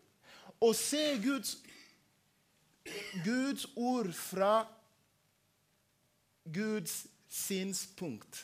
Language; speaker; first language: Swedish; non-native, learner; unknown